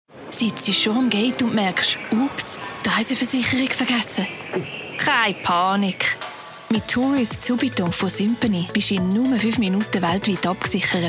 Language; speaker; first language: German; native; German